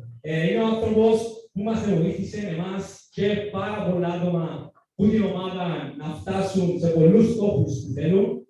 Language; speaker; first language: Greek; native; Greek